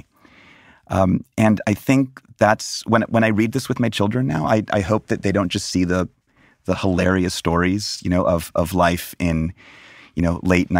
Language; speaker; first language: English; native; English